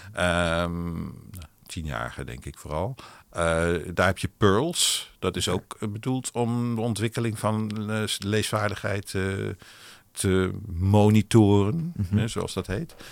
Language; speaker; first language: Dutch; non-native, local second language; Hebrew